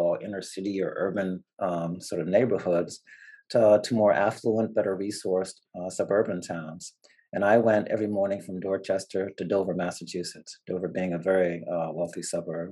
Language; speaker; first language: English; native; English